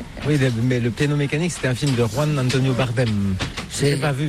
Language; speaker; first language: French; native; French